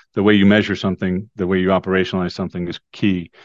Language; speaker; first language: English; native; English